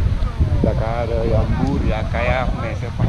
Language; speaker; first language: French; non-native, local second language; Wolof